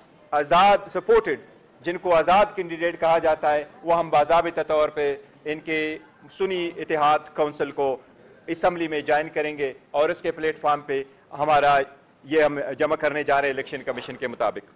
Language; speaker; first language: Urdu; non-native, local second language; Pashto